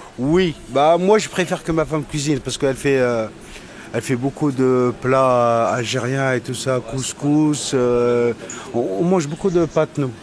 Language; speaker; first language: French; non-native, local second language; Arabic